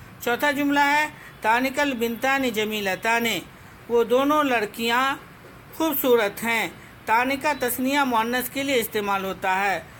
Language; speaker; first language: Urdu; native; Urdu